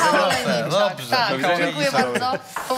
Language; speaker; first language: Polish; native; Polish